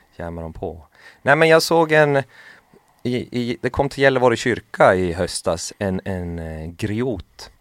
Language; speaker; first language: Swedish; native; Swedish